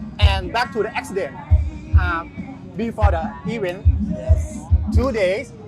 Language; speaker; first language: English; non-native, learner; Thai